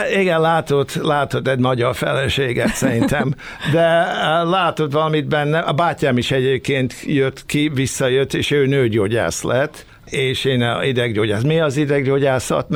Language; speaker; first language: Hungarian; early bilingual, heritage; Hungarian